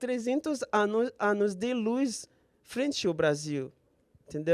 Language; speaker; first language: Portuguese; non-native, fluent; Haitian Creole